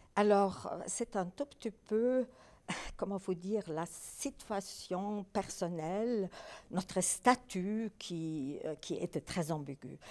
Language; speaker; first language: French; early bilingual, other home language; Polish